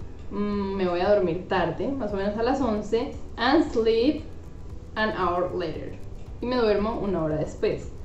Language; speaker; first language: Spanish; native; Spanish